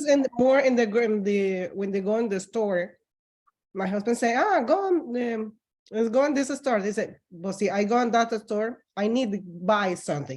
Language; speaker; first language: English; non-native, learner; Spanish